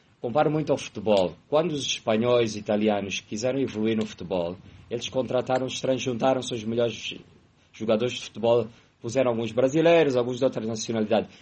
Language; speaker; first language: Portuguese; native; Portuguese